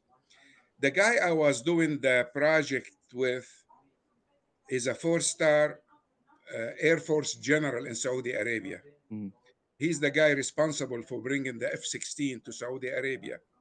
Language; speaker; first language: English; non-native, fluent; Arabic